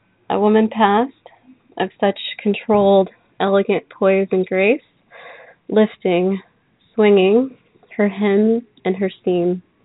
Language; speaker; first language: English; native; English